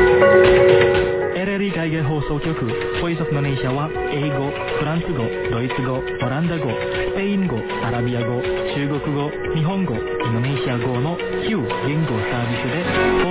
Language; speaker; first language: Japanese; non-native, fluent; Indonesian